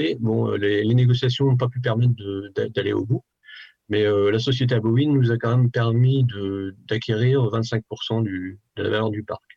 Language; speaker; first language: French; native; French